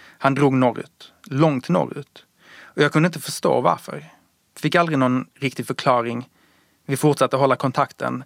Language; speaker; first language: Swedish; early bilingual, other home language; Persian